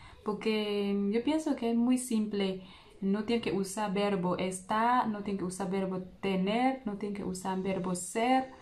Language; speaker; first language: Spanish; non-native, learner; Vietnamese